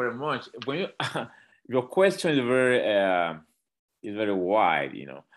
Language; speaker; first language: English; non-native, local second language; Bini